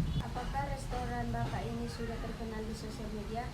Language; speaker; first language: Indonesian; native; Indonesian